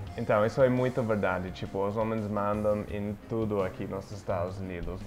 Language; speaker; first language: Portuguese; non-native, fluent; English